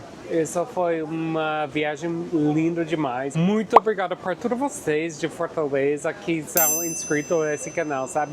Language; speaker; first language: Portuguese; non-native, fluent; English